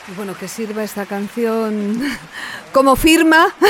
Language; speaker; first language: Spanish; native; Spanish